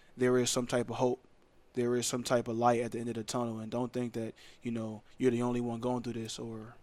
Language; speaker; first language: English; native; English